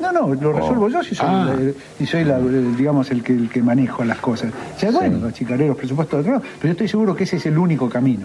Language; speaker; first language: Spanish; native; Spanish